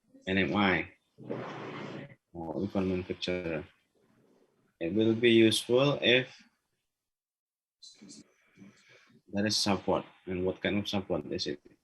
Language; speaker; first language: English; non-native, learner; Malay